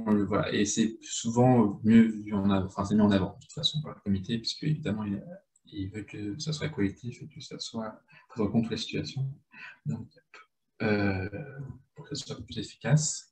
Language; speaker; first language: French; native; French